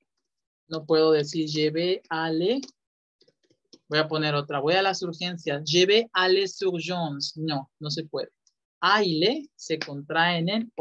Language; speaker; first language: Spanish; native; Spanish